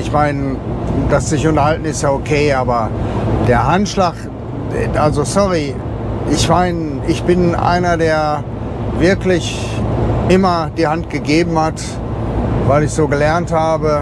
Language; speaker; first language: German; native; German